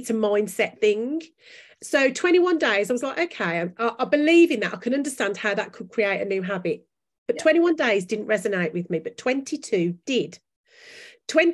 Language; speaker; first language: English; native; English